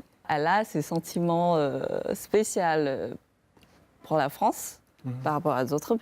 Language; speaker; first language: French; non-native, fluent; Chinese